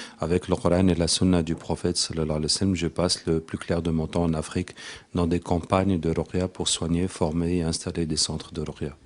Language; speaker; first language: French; non-native, local second language; Arabic